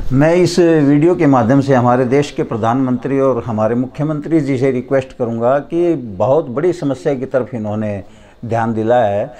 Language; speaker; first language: Hindi; native; Hindi